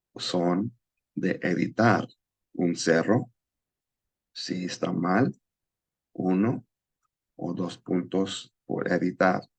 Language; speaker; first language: Spanish; non-native, learner; English